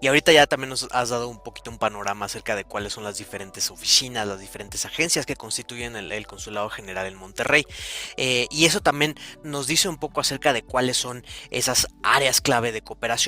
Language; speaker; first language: Spanish; native; Spanish